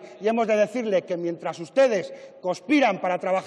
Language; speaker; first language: Spanish; native; Spanish